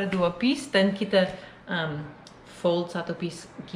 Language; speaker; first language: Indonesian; non-native, learner; English